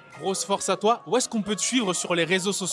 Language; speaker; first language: French; native; French